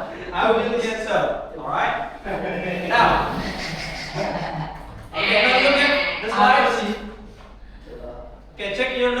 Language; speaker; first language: English; non-native, fluent; Indonesian